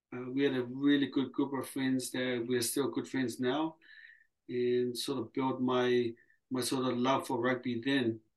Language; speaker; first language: English; early bilingual, other home language; Samoan